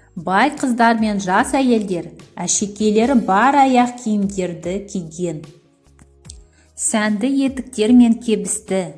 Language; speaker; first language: Kazakh; native; Kazakh